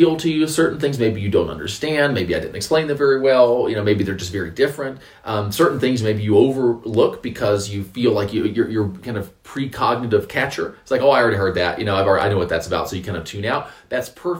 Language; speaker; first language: English; native; English